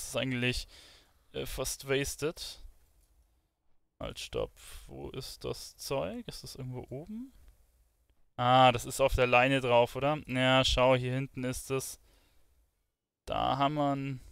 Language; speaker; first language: German; native; German